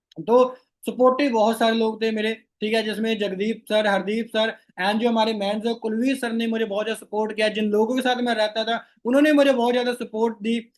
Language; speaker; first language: Hindi; non-native, local second language; Rajasthani